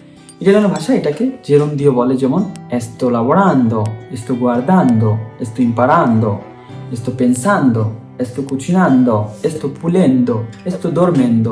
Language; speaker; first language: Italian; non-native, fluent; Bangla